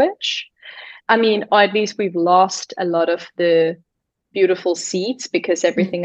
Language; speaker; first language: English; non-native, fluent; Danish